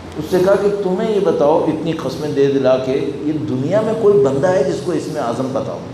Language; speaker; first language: Urdu; early bilingual, heritage; Urdu